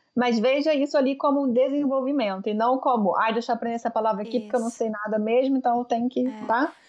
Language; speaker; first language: Portuguese; native; Portuguese